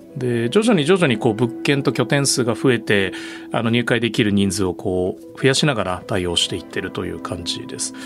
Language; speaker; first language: Japanese; native; Japanese